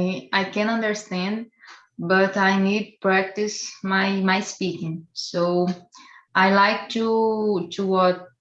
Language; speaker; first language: English; non-native, learner; Portuguese